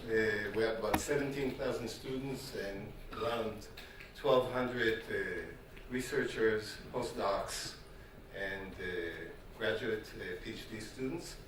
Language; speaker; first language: English; non-native, fluent; Hebrew